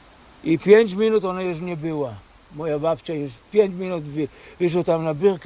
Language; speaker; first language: Polish; early bilingual, heritage; Polish